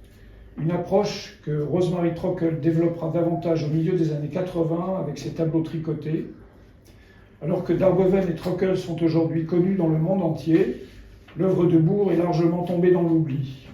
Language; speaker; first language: French; native; French